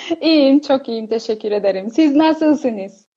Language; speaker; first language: Turkish; non-native, learner; Polish